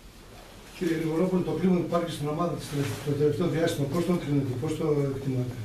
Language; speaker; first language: Greek; native; Greek